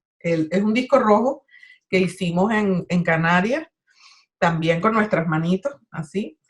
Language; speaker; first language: Spanish; native; Spanish